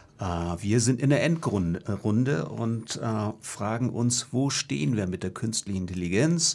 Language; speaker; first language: German; native; German